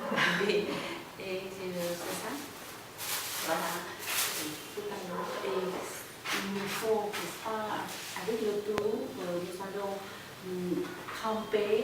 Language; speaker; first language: French; non-native, fluent; Vietnamese